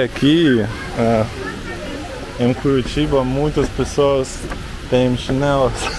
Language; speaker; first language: Portuguese; non-native, learner; Russian